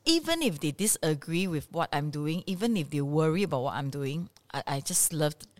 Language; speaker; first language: English; native; English